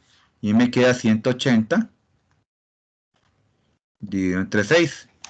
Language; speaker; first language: Spanish; native; Spanish